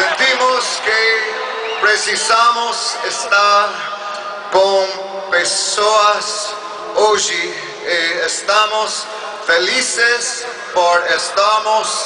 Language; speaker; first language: Portuguese; non-native, fluent; English